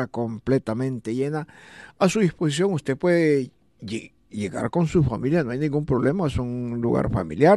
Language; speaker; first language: Spanish; native; Spanish